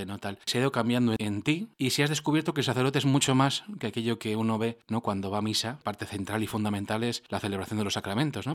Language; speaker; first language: Spanish; native; Spanish